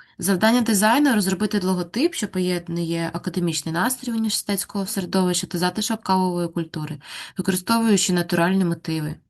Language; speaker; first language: Ukrainian; native; Ukrainian